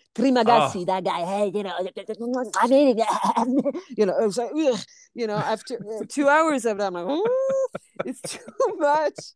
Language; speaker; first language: English; non-native, fluent; French